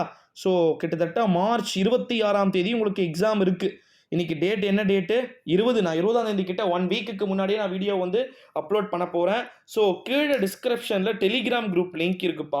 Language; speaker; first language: Tamil; native; Tamil